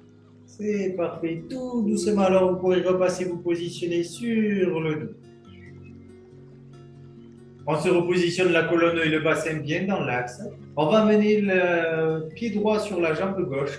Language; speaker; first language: French; native; French